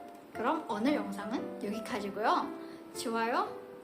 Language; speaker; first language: Korean; non-native, fluent; Indonesian